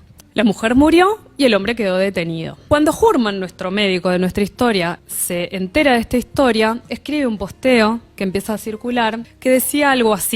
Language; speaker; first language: Spanish; native; Spanish